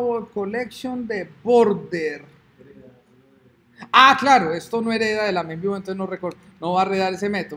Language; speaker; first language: Spanish; native; Spanish